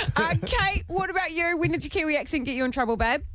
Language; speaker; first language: English; native; English